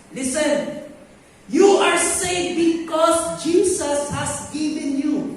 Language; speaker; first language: English; non-native, local second language; Filipino